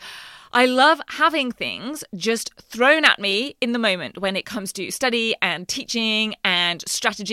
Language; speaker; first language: English; native; English